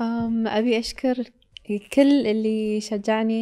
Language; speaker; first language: Arabic; native; Arabic